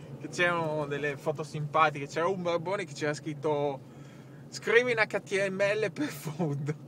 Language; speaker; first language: Italian; native; Italian